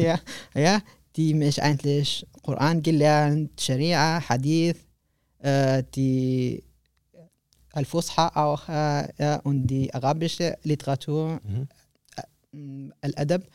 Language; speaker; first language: German; non-native, learner; Arabic